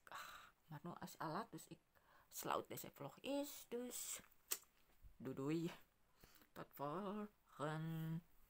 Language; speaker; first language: Dutch; non-native, learner; Indonesian